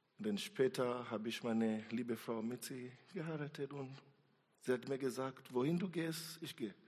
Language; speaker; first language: German; non-native, fluent; Swahili